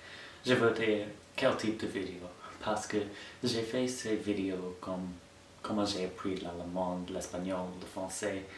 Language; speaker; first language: French; non-native, fluent; English